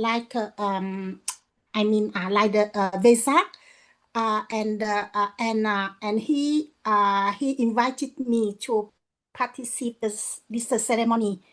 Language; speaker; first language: English; non-native, learner; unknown